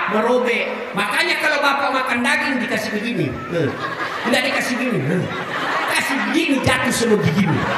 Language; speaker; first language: Indonesian; non-native, local second language; Buginese